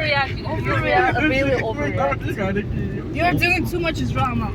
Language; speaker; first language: English; non-native, learner; Russian